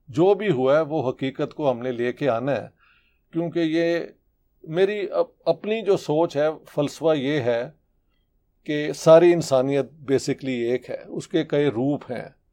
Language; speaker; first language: Hindi; native; Hindi